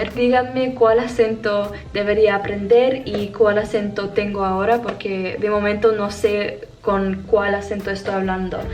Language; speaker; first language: Spanish; non-native, fluent; English